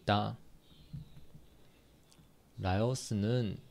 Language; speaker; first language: Korean; non-native, learner; Chinese